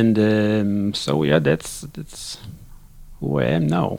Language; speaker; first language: English; non-native, learner; Dutch